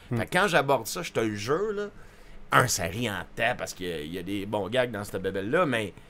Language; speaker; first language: French; native; French